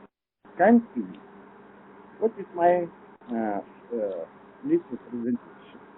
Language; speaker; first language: English; non-native, learner; Lithuanian